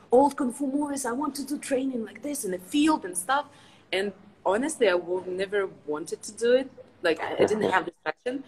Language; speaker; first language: English; non-native, fluent; Ukrainian